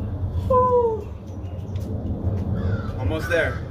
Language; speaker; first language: English; native; English